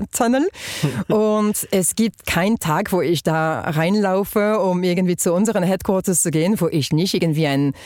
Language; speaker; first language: German; non-native, fluent; French